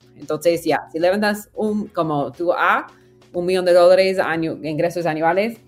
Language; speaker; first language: Spanish; non-native, fluent; English